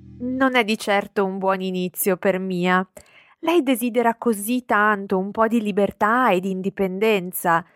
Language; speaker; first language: Italian; native; Italian